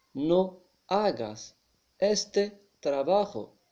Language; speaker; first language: Spanish; non-native, fluent; Arabic